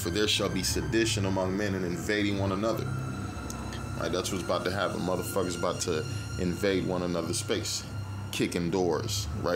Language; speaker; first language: English; native; English